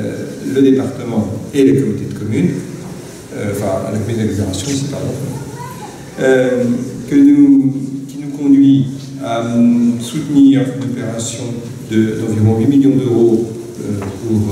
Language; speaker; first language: French; native; French